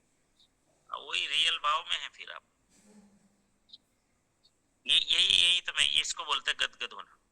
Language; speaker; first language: Hindi; native; Hindi